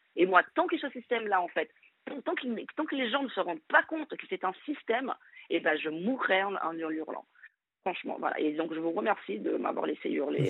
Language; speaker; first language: French; non-native, fluent; Portuguese